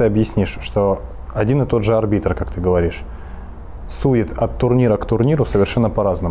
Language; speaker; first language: Russian; native; Russian